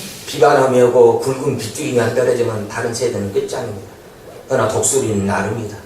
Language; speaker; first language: Korean; native; Korean